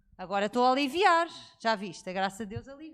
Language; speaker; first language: Portuguese; native; Portuguese